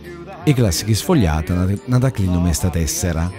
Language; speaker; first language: Greek; non-native, learner; Italian